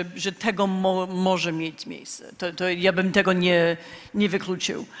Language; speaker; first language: Polish; non-native, fluent; English